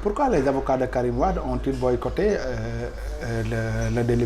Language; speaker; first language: French; non-native, local second language; Wolof